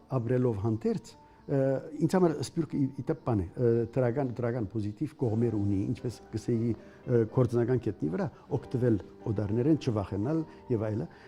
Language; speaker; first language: Armenian; early bilingual, heritage; Armenian